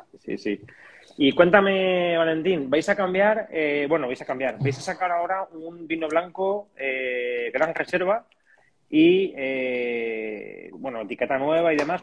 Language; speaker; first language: Spanish; native; Spanish